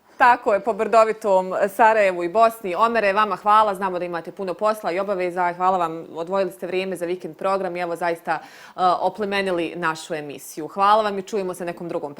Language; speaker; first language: Bosnian; native; Bosnian